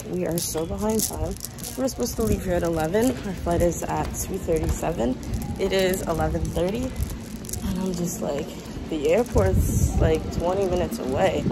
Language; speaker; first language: English; native; English